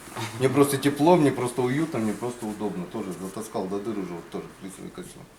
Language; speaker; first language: Russian; native; Russian